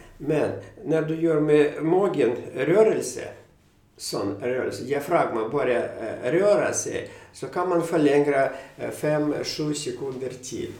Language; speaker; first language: Swedish; non-native, fluent; Russian